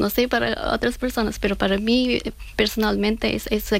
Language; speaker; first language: Spanish; non-native, fluent; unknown